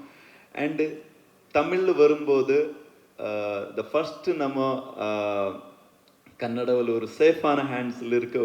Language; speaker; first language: Tamil; non-native, learner; Kannada